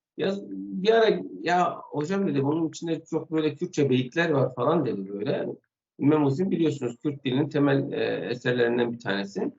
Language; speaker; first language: Turkish; non-native, local second language; Kurdish